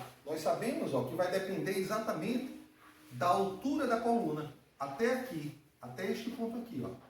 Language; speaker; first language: Portuguese; native; Portuguese